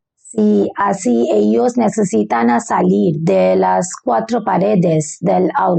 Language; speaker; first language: Spanish; non-native, learner; Bangla